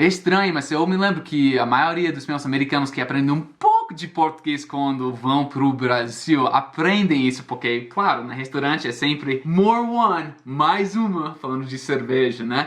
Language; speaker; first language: Portuguese; non-native, fluent; English